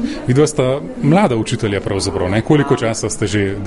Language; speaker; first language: Slovenian; native; Slovenian